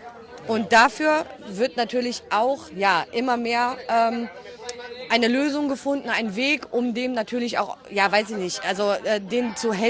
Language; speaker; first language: German; native; German